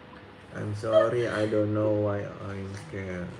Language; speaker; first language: English; non-native, learner; Indonesian